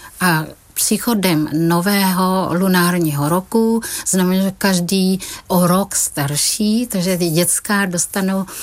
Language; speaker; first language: Czech; non-native, fluent; Vietnamese